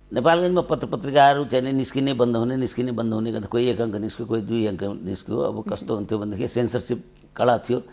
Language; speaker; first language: Nepali; native; Nepali